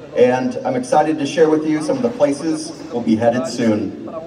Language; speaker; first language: English; native; English